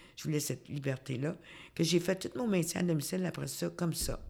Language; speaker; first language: French; native; French